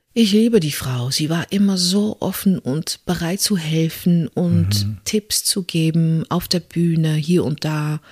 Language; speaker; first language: German; non-native, fluent; Dutch